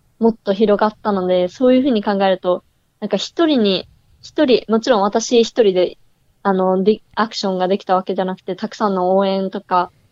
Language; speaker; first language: Japanese; native; Japanese